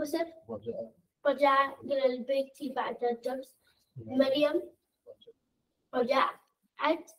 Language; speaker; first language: Arabic; non-native, learner; English